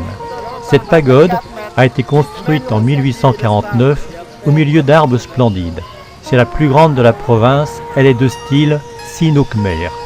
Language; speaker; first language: French; native; French